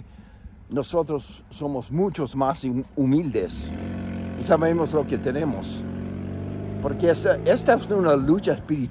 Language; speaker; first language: Spanish; non-native, fluent; English